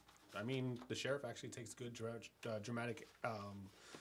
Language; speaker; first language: English; native; English